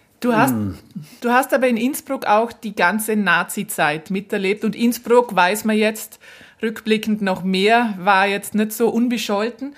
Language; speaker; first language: German; native; German